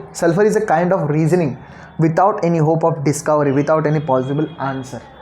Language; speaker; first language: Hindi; non-native, local second language; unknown